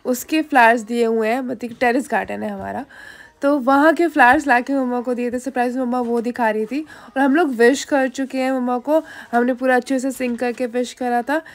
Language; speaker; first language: Hindi; native; Hindi